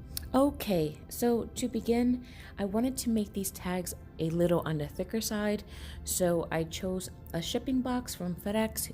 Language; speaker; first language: English; native; English